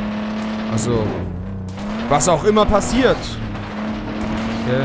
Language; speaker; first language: German; native; German